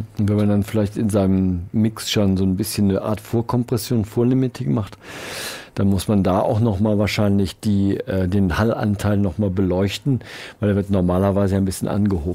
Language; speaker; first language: German; native; German